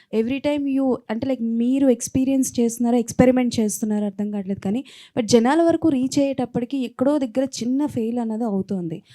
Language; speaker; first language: Telugu; native; Telugu